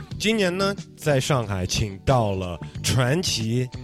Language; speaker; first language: Chinese; early bilingual, heritage; Chinese